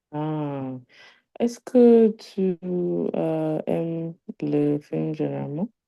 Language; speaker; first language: French; non-native, learner; Igbo